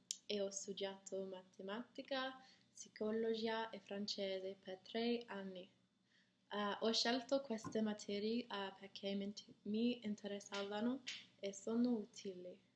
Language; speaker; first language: Italian; non-native, learner; English